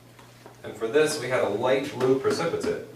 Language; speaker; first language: English; native; English